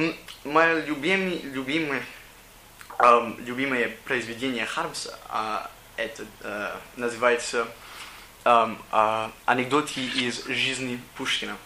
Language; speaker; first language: Russian; non-native, learner; English